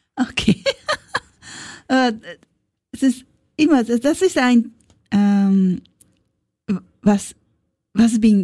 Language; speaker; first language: German; non-native, learner; Japanese